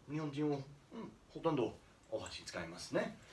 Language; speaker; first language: Japanese; non-native, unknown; English